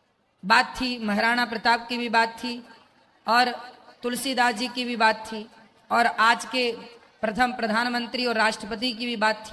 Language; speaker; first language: Hindi; native; Hindi